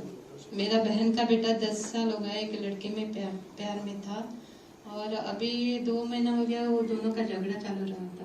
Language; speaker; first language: Hindi; non-native, local second language; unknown